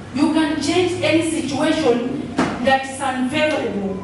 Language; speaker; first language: English; non-native, local second language; Swahili